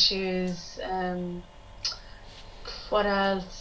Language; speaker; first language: English; native; English